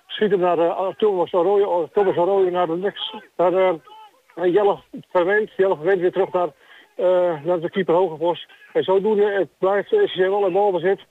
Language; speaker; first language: Dutch; native; Dutch